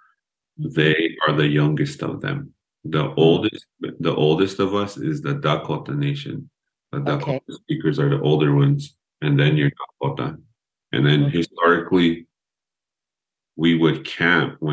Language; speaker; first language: English; early bilingual, other home language; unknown